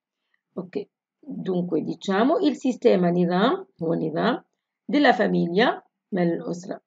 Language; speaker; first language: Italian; non-native, fluent; Arabic